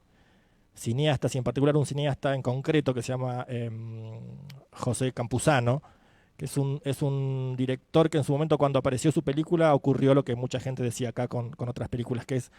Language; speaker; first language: Spanish; native; Spanish